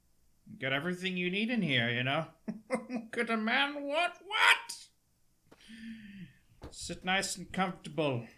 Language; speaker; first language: English; native; English